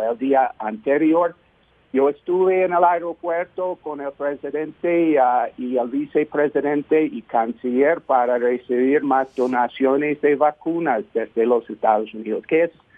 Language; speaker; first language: Spanish; non-native, fluent; English